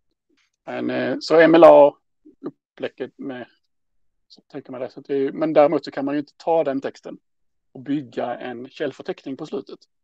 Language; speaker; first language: Swedish; native; Swedish